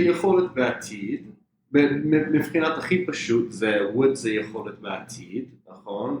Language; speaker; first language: Hebrew; non-native, fluent; English